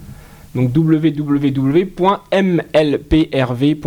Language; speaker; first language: French; native; French